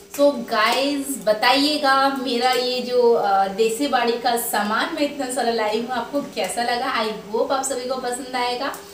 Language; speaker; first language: Hindi; non-native, local second language; Bangla